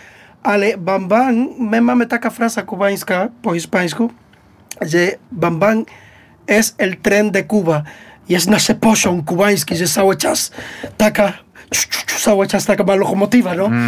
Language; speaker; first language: Polish; non-native, learner; Spanish